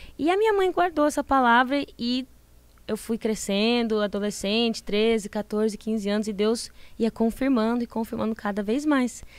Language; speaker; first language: Portuguese; early bilingual, heritage; Portuguese